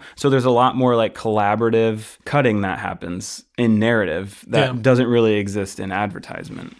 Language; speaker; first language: English; native; English